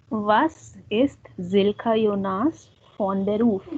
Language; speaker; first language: German; non-native, learner; Hindi